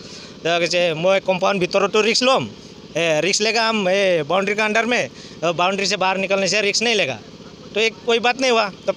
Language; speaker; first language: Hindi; non-native, local second language; Assamese